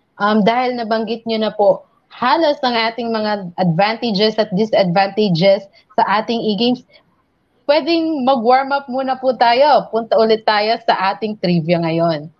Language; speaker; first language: Filipino; non-native, local second language; Pampanga